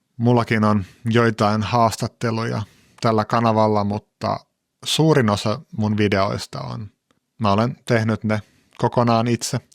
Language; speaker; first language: Finnish; native; Finnish